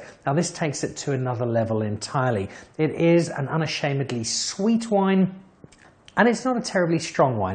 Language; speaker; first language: English; native; English